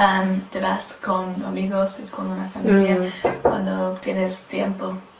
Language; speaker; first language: Spanish; non-native, learner; English